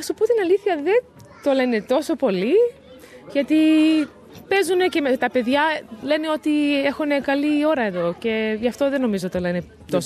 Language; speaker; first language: Greek; early bilingual, heritage; Greek